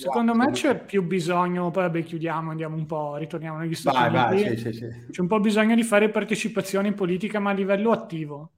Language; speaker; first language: Italian; native; Italian